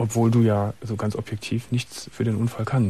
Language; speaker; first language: German; native; German